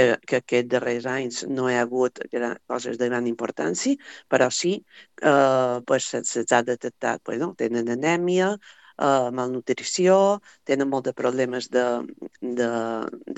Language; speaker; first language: Catalan; native; Catalan